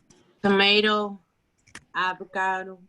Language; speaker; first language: English; non-native, learner; Spanish